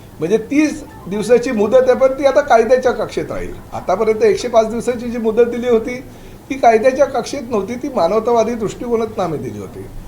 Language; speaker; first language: Marathi; native; Marathi